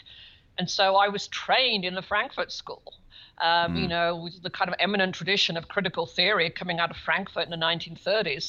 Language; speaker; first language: English; native; English